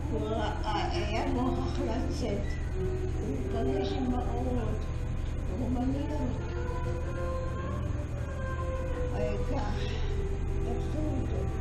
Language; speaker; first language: Hebrew; non-native, fluent; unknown